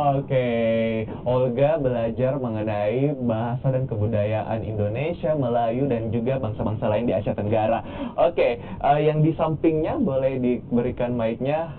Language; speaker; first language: Indonesian; native; Indonesian